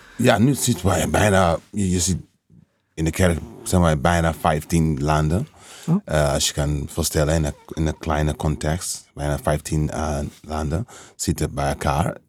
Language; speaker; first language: Dutch; non-native, learner; English